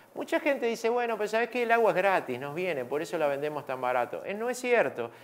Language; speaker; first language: Spanish; native; Spanish